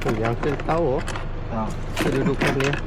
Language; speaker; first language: Malay; native; Malay